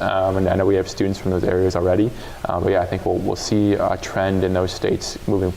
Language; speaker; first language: English; native; English